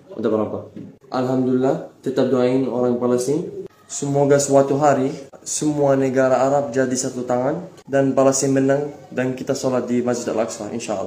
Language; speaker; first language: Indonesian; non-native, fluent; Arabic